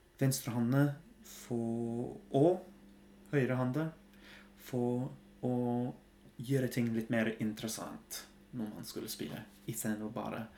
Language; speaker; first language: Norwegian; non-native, fluent; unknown